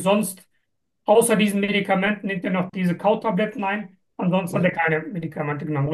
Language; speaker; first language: German; non-native, fluent; Turkish